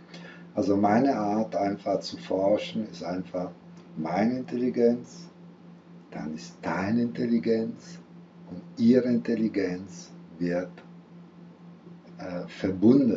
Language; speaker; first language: German; non-native, fluent; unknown